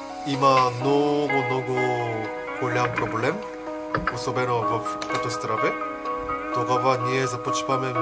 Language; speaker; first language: Bulgarian; non-native, learner; Korean